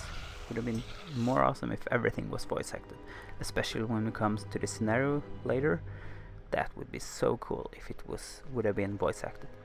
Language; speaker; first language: English; non-native, fluent; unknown